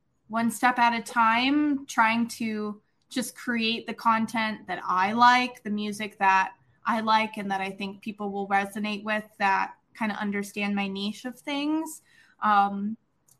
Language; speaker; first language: English; native; English